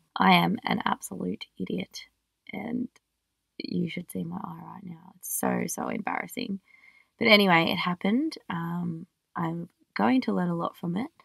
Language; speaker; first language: English; native; English